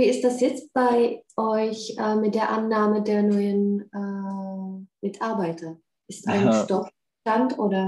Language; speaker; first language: German; non-native, fluent; Czech